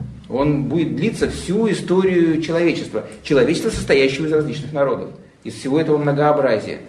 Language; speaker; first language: Russian; native; Russian